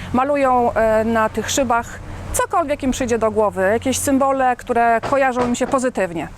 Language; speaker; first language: Polish; native; Polish